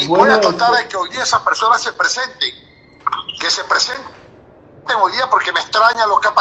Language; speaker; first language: Spanish; native; Spanish